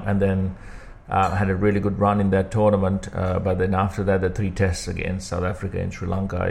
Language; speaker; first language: English; non-native, local second language; Sinhala